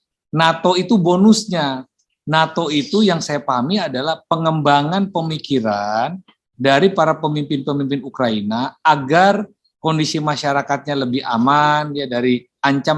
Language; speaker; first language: Indonesian; native; Indonesian